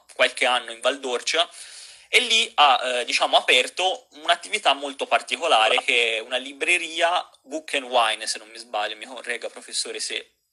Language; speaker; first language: Italian; native; Italian